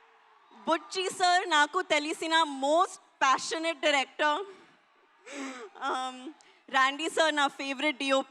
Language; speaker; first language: Telugu; non-native, learner; Hindi